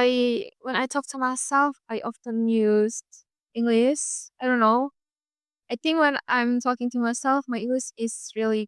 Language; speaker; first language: English; non-native, fluent; Indonesian